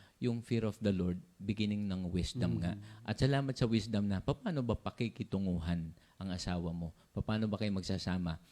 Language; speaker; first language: Filipino; native; Filipino